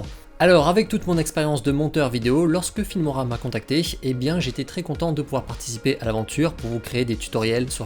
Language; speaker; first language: French; native; French